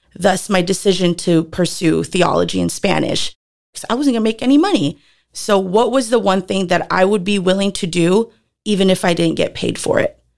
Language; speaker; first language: English; early bilingual, other home language; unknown